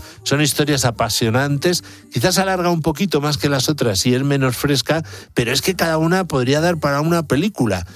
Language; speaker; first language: Spanish; native; Spanish